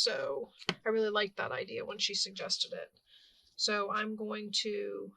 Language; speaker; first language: English; native; English